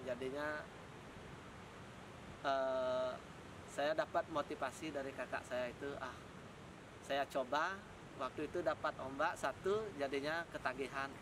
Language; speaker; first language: Indonesian; non-native, local second language; Balinese